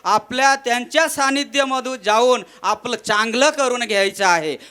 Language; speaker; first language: Marathi; non-native, local second language; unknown